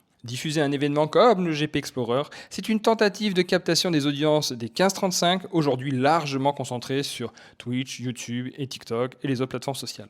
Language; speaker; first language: French; native; French